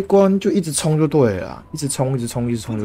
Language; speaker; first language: Chinese; native; Chinese